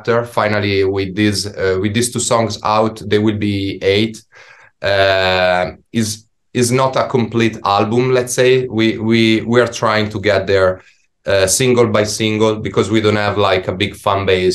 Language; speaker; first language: English; non-native, fluent; Italian